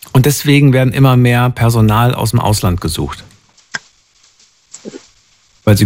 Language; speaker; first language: German; native; German